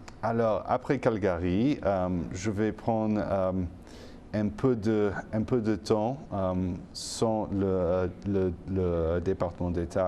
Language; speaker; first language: French; non-native, fluent; English